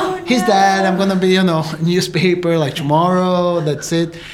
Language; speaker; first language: English; non-native, fluent; Portuguese